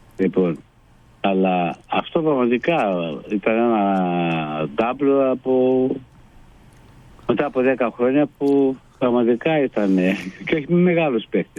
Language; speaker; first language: Greek; non-native, fluent; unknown